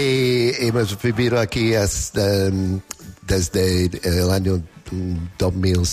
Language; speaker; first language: Spanish; non-native, learner; English